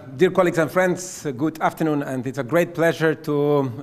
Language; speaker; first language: English; non-native, fluent; Romanian